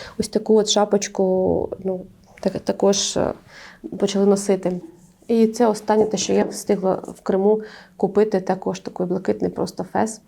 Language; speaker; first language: Ukrainian; non-native, local second language; Crimean Tatar